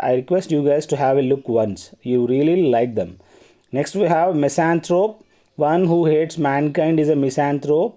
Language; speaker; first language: English; non-native, local second language; Telugu